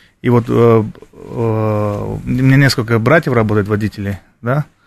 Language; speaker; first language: Russian; non-native, fluent; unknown